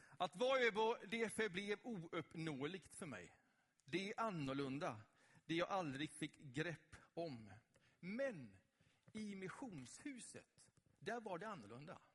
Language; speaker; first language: Swedish; native; Swedish